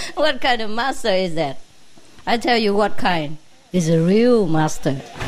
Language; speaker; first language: English; non-native, fluent; Vietnamese